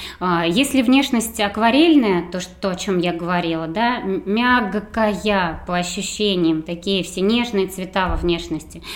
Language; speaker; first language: Russian; native; Russian